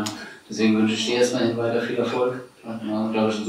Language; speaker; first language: German; native; German